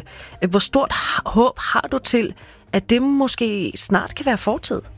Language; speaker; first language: Danish; native; Danish